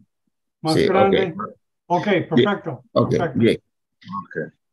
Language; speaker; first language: Spanish; non-native, learner; English